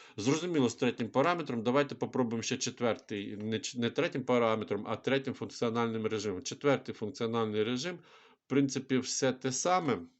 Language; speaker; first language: Ukrainian; non-native, local second language; Russian